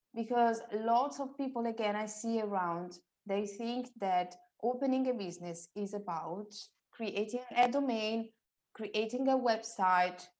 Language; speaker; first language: English; non-native, fluent; Italian